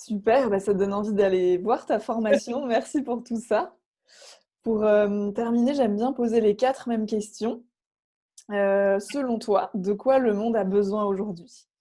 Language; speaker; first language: French; native; French